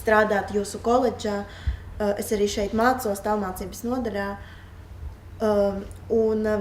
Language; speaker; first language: Latvian; non-native, local second language; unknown